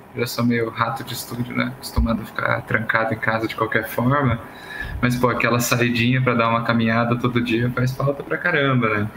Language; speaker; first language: Portuguese; native; Portuguese